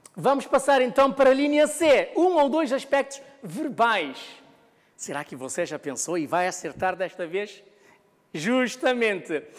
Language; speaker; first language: Portuguese; non-native, local second language; Kabuverdianu